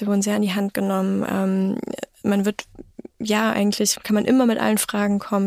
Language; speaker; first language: German; native; German